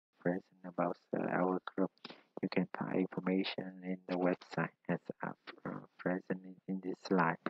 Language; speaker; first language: English; non-native, learner; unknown